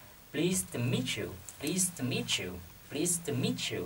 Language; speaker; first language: English; non-native, fluent; Vietnamese